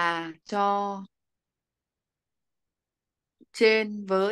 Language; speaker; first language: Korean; non-native, learner; Vietnamese